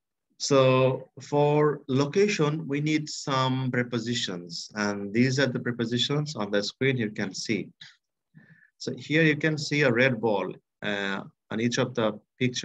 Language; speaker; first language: English; non-native, fluent; Bangla